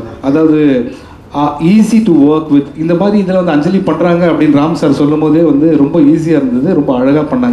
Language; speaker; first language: Tamil; native; Tamil